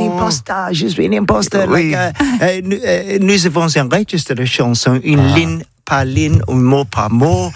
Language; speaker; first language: French; non-native, learner; English